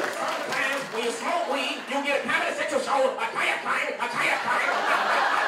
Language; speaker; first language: English; native; English